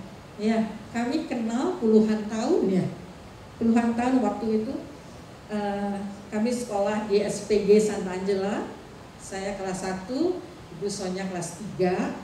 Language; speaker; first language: Indonesian; native; Indonesian